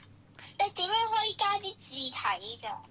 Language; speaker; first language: Chinese; native; Chinese